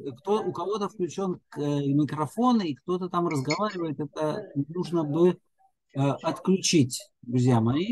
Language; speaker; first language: Russian; native; Russian